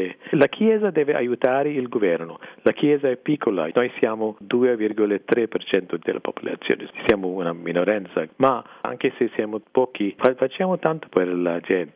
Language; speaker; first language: Italian; non-native, fluent; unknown